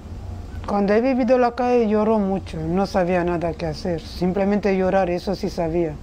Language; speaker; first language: Spanish; non-native, learner; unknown